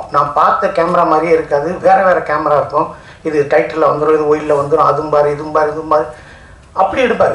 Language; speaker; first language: Tamil; native; Tamil